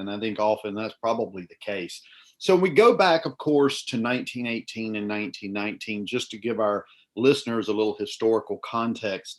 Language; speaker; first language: English; native; English